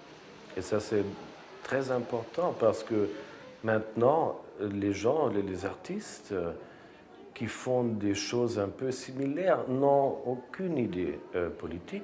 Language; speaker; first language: French; non-native, fluent; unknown